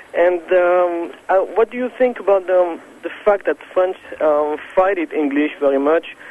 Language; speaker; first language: English; non-native, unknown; French